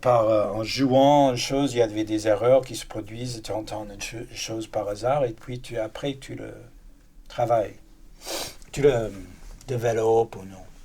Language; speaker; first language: French; non-native, fluent; English